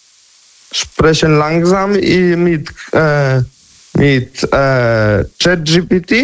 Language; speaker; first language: German; non-native, learner; Polish